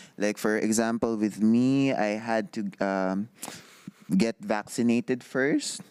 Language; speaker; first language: English; non-native, local second language; Filipino